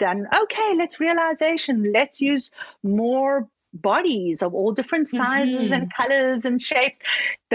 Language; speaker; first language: English; native; English